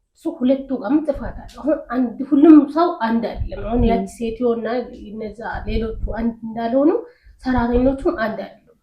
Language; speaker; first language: Amharic; non-native, local second language; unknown